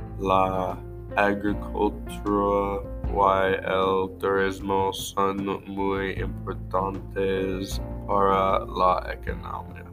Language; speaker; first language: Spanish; non-native, learner; English